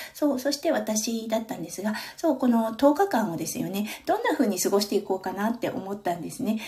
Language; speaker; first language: Japanese; native; Japanese